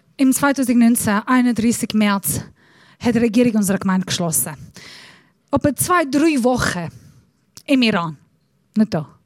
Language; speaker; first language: German; non-native, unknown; Persian